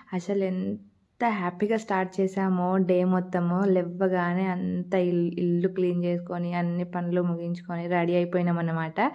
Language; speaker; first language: Telugu; non-native, local second language; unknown